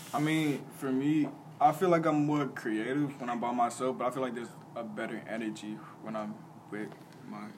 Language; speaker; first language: English; native; English